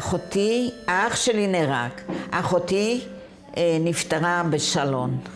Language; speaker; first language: Hebrew; non-native, fluent; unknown